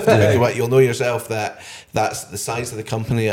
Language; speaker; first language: English; native; English